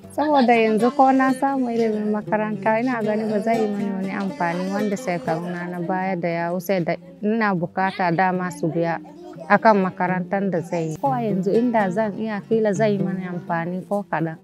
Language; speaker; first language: Hausa; non-native, local second language; Fula